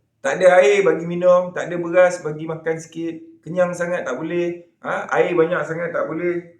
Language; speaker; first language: Malay; native; Malay